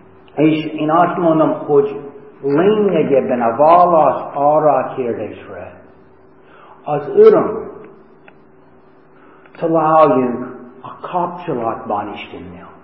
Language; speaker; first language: Hungarian; non-native, fluent; English